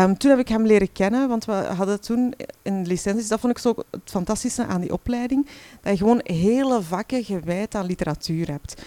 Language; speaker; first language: Dutch; early bilingual, other home language; Arabic